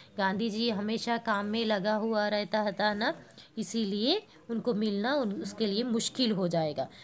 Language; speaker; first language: Hindi; non-native, local second language; Telugu